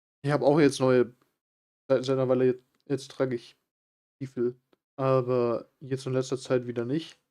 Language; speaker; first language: German; native; German